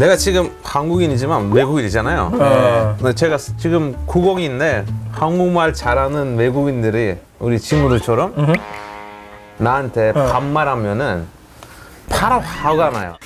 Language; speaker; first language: Korean; non-native, fluent; Turkish